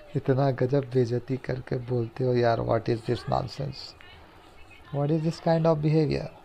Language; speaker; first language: Hindi; non-native, local second language; Urdu